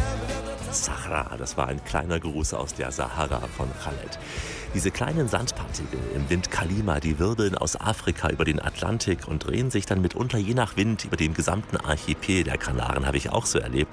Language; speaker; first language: German; native; German